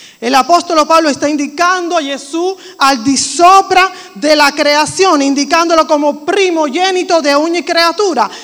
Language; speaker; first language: Italian; non-native, fluent; Spanish